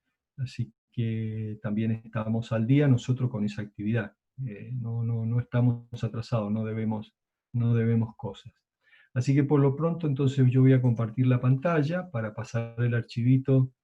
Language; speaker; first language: Spanish; native; Spanish